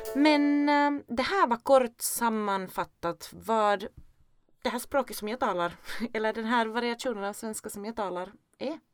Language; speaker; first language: Swedish; native; Swedish